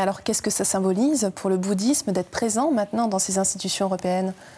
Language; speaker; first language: French; native; French